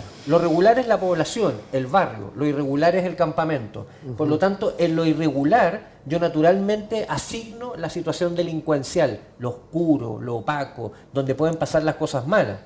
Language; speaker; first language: Spanish; native; Spanish